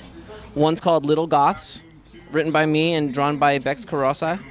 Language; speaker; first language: English; native; English